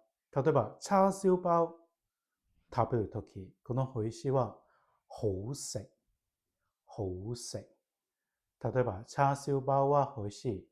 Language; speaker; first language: Japanese; non-native, fluent; Cantonese